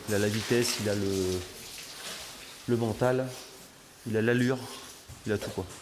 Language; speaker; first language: French; native; French